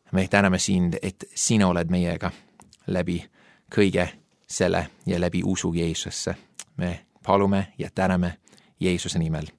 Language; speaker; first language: Estonian; non-native, fluent; English